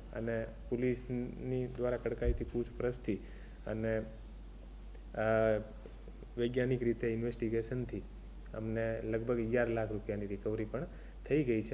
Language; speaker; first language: Gujarati; non-native, fluent; Hindi